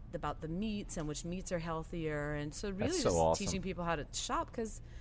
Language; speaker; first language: English; native; English